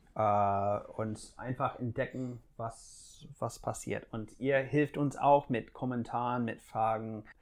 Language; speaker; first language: German; non-native, fluent; English